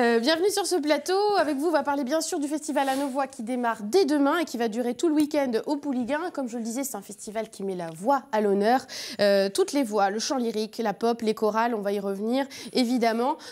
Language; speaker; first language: French; native; French